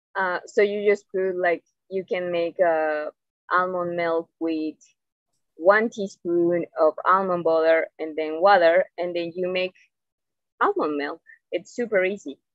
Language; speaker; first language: English; non-native, fluent; Spanish